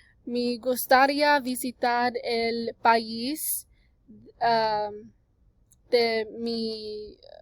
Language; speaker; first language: Spanish; non-native, learner; English